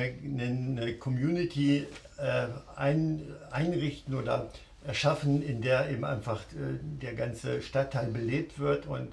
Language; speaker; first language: German; native; German